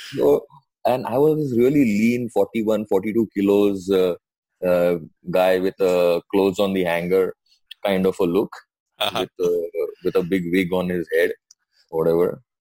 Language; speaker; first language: English; non-native, local second language; Sindhi